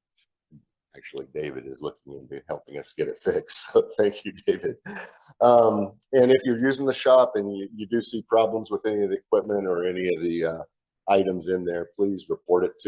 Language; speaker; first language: English; native; English